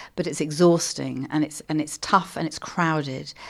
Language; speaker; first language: English; native; English